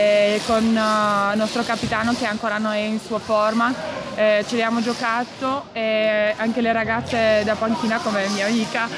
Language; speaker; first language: Italian; non-native, fluent; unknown